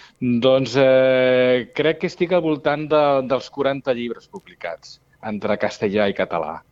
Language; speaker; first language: Catalan; non-native, local second language; Spanish